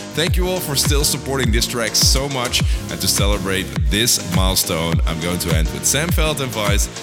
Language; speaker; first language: English; non-native, fluent; Dutch